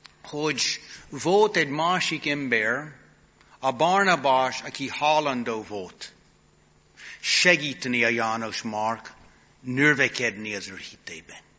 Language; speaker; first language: Hungarian; non-native, fluent; English